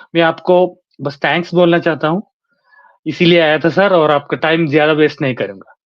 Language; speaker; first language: Hindi; non-native, local second language; Malayalam